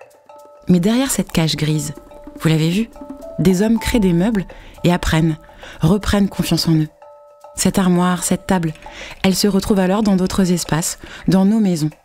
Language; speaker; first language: French; native; French